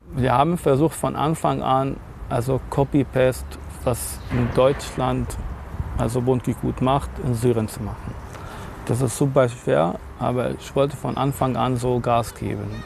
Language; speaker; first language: German; non-native, fluent; Arabic